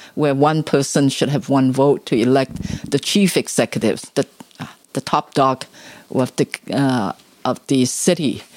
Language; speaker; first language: English; non-native, local second language; Cantonese